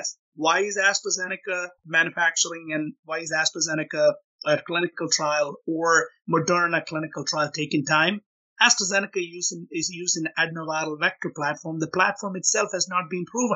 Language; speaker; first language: English; non-native, local second language; Malayalam